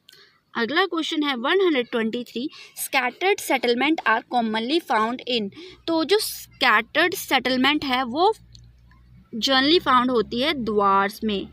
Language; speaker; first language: Hindi; native; Hindi